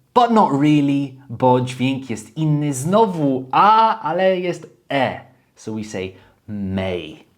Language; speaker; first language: Polish; early bilingual, heritage; Polish